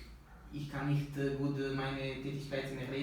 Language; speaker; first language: German; non-native, learner; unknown